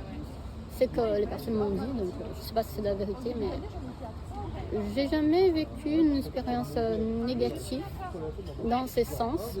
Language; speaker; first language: French; non-native, fluent; Portuguese